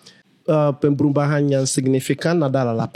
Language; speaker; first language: Indonesian; non-native, fluent; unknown